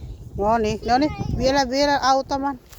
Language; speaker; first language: Finnish; non-native, learner; Cebuano